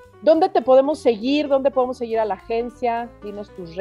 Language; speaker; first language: Spanish; native; Spanish